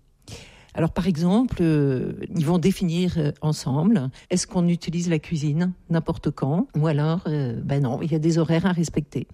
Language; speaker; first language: French; native; French